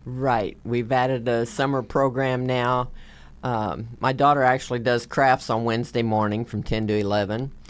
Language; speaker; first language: English; native; English